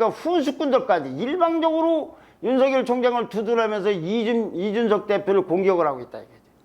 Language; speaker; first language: Korean; native; Korean